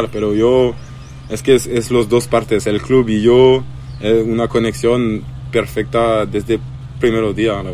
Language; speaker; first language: Spanish; non-native, learner; French